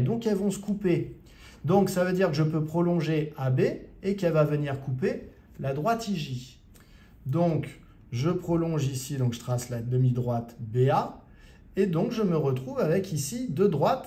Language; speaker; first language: French; native; French